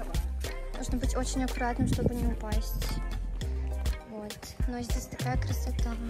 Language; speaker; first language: Russian; native; Russian